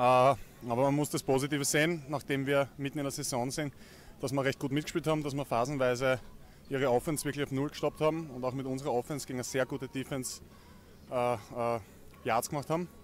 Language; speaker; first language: German; native; German